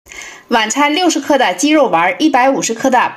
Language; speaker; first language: Chinese; native; Chinese